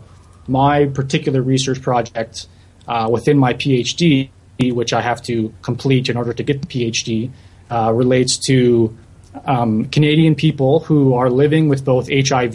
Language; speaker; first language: English; native; English